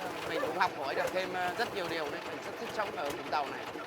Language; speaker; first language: Vietnamese; native; Vietnamese